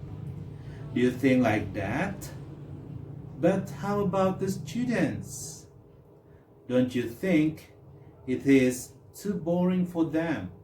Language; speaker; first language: English; non-native, fluent; Indonesian